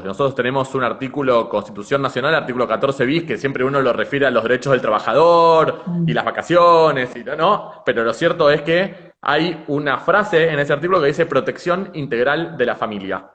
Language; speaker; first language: Spanish; native; Spanish